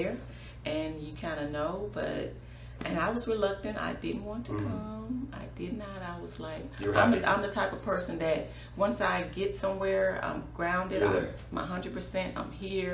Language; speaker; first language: English; native; English